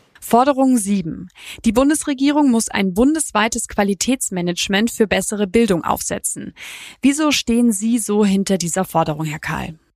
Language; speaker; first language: German; native; German